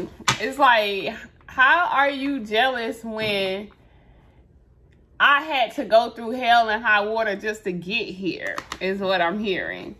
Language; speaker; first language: English; native; English